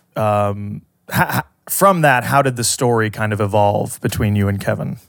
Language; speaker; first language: English; native; English